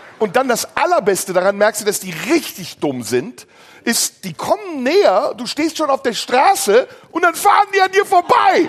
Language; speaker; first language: German; early bilingual, other home language; Turkish